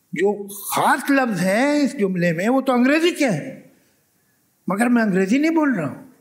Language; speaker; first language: Urdu; native; Urdu